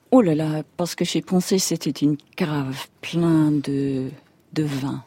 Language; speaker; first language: French; non-native, fluent; English